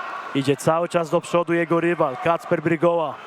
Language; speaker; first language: Polish; native; Polish